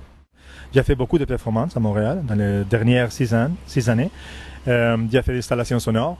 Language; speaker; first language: French; non-native, fluent; Spanish